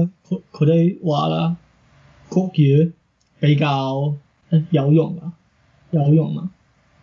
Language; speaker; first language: Cantonese; non-native, learner; English